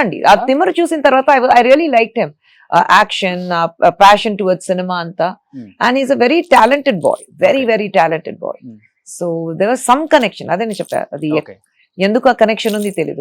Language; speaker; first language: Telugu; non-native, fluent; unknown